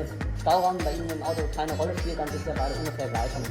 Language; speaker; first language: German; native; German